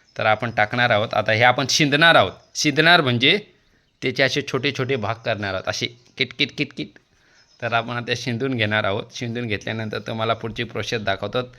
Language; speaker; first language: Marathi; non-native, local second language; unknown